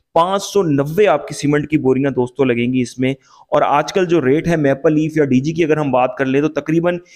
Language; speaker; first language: Urdu; native; Urdu